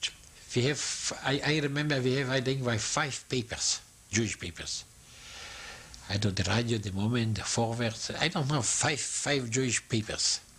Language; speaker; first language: English; non-native, learner; Yiddish